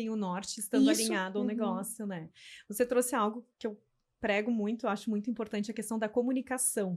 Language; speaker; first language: Portuguese; native; Portuguese